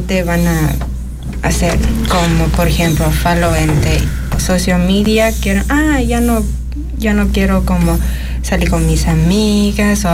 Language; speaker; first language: Spanish; non-native, learner; Chinese